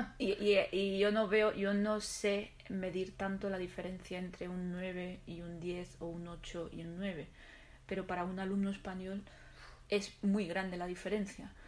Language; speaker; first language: Spanish; non-native, fluent; Arabic